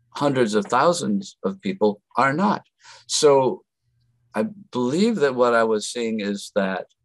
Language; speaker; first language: English; native; English